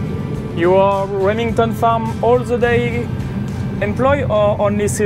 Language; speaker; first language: English; non-native, learner; French